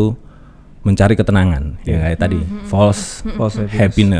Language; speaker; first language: Indonesian; native; Indonesian